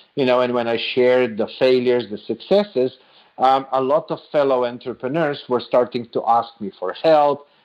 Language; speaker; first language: English; non-native, fluent; Slovenian